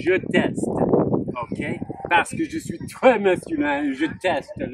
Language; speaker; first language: French; non-native, learner; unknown